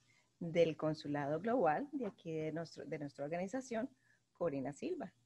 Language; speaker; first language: Spanish; native; Spanish